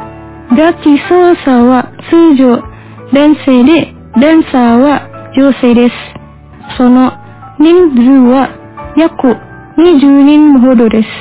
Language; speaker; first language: Japanese; non-native, fluent; Indonesian